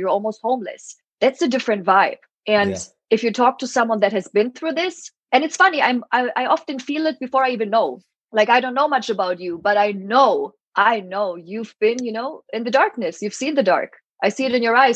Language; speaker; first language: English; non-native, fluent; German